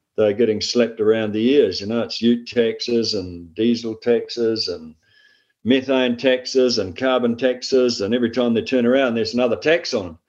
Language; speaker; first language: English; native; English